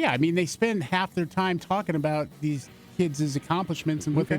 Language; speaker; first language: English; native; English